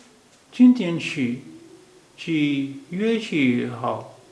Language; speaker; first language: Chinese; non-native, fluent; Urdu